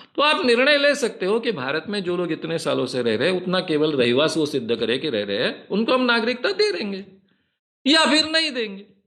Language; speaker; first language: Hindi; non-native, local second language; Marathi